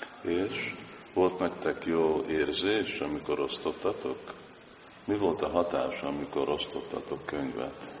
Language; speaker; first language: Hungarian; non-native, fluent; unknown